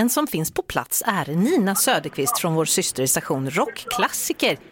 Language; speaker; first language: Swedish; native; Swedish